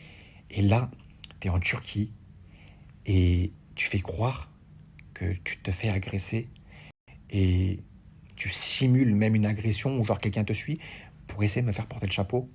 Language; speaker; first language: French; native; French